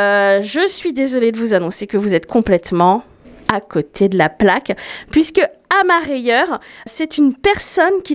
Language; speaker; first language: French; native; French